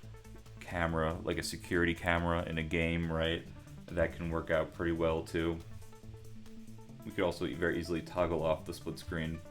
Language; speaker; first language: English; native; English